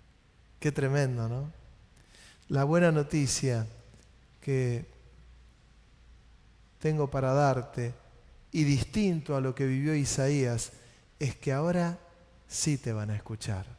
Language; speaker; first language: Spanish; native; Spanish